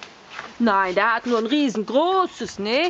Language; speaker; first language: German; native; German